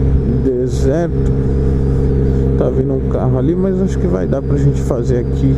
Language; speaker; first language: Portuguese; native; Portuguese